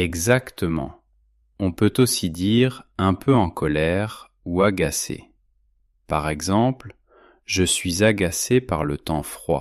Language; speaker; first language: French; native; French